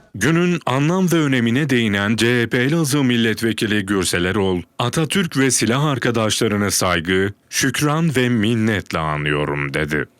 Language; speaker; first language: Turkish; native; Turkish